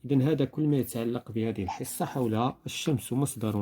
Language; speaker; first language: Arabic; native; Arabic